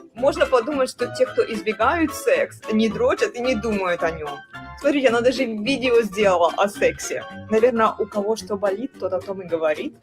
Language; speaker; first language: Russian; native; Russian